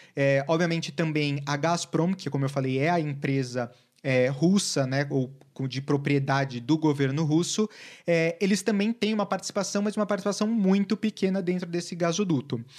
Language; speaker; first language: Portuguese; native; Portuguese